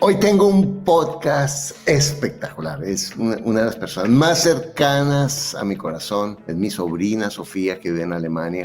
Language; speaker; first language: Spanish; native; Spanish